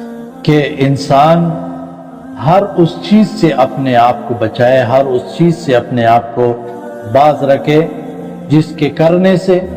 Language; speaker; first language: Urdu; native; Urdu